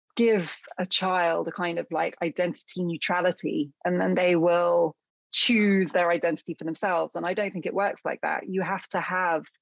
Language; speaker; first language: English; early bilingual, other home language; Akan